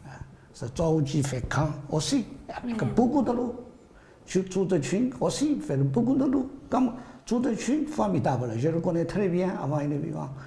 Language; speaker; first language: French; non-native, learner; Chinese